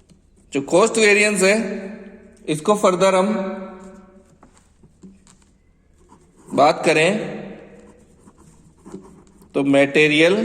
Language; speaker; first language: Hindi; native; Hindi